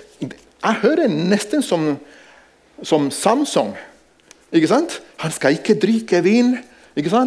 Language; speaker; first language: Norwegian; non-native, fluent; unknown